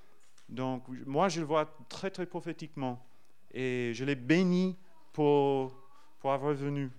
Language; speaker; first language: French; non-native, fluent; English